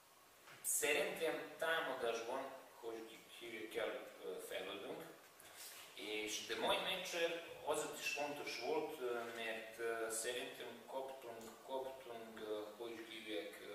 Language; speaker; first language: Hungarian; non-native, learner; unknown